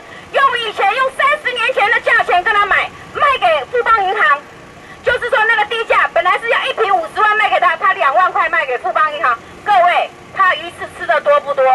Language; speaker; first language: Chinese; non-native, local second language; Min Nan Chinese